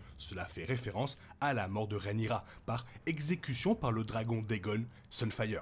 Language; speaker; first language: French; native; French